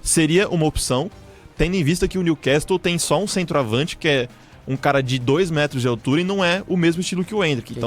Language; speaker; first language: Portuguese; native; Portuguese